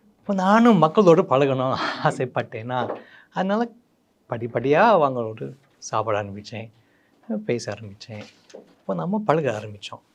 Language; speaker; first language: Tamil; non-native, fluent; English